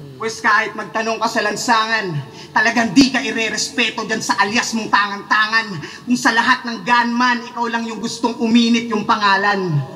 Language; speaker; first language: Filipino; native; Filipino